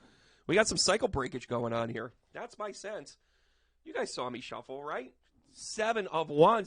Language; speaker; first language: English; native; English